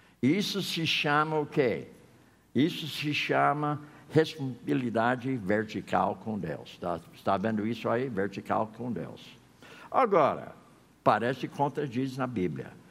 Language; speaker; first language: Portuguese; non-native, fluent; English